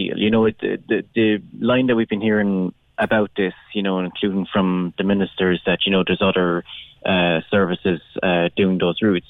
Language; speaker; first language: English; native; English